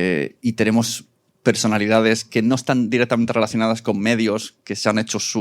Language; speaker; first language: Spanish; native; Spanish